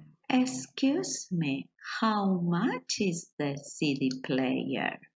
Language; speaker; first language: English; non-native, fluent; Spanish